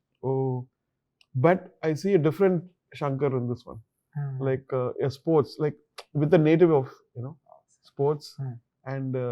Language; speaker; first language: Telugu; non-native, learner; Tamil